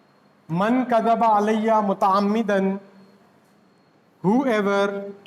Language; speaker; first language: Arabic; non-native, fluent; Urdu